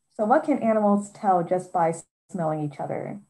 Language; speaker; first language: English; native; English